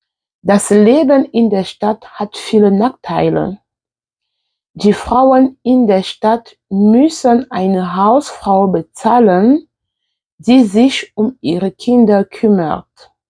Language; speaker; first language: German; non-native, fluent; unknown